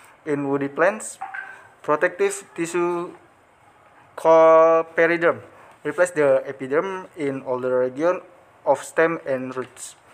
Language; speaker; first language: English; non-native, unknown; Indonesian